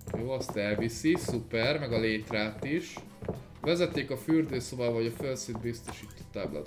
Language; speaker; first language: Hungarian; native; Hungarian